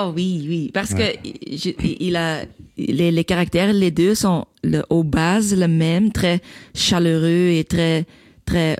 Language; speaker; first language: French; non-native, local second language; Dutch